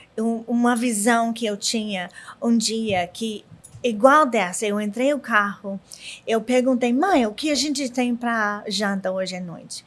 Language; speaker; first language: Portuguese; non-native, learner; English